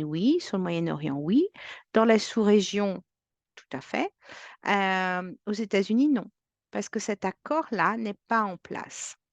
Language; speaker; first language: French; native; French